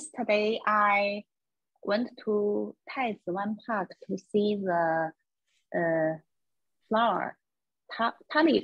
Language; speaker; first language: English; non-native, learner; Chinese